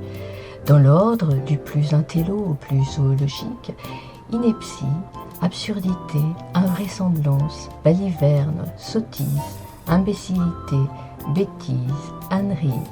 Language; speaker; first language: French; native; French